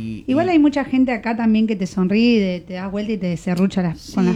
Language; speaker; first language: Spanish; native; Spanish